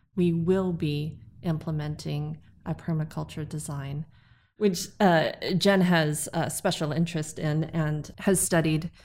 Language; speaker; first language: English; native; English